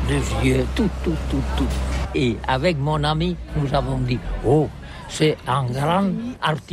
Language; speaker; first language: French; non-native, learner; Catalan